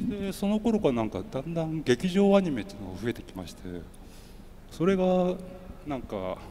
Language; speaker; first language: Japanese; native; Japanese